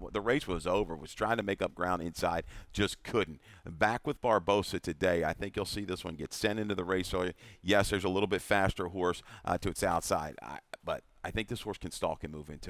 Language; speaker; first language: English; native; English